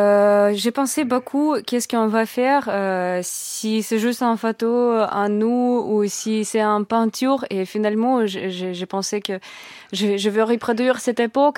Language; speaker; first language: French; non-native, learner; Russian